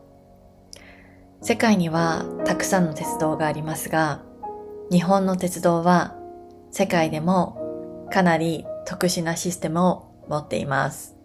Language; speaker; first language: Japanese; native; Japanese